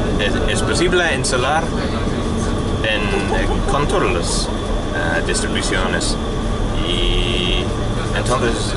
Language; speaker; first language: Spanish; non-native, learner; English